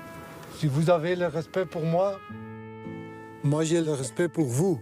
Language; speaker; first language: French; non-native, local second language; Dutch